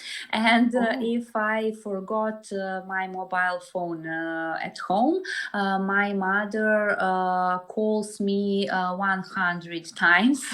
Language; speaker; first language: English; non-native, learner; Serbian